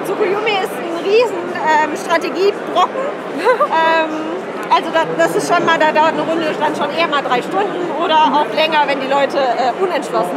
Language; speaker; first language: German; native; German